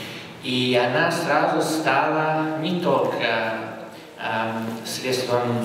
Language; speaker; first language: Russian; non-native, fluent; Italian